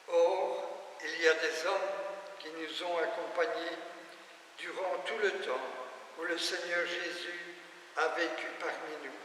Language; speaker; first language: French; native; French